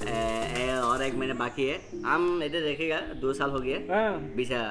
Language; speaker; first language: Hindi; non-native, learner; Bangla